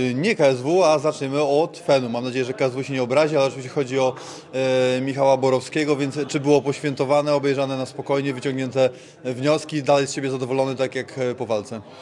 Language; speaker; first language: Polish; native; Polish